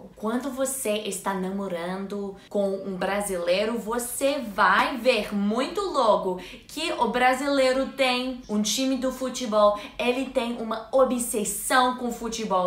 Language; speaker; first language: Portuguese; non-native, learner; English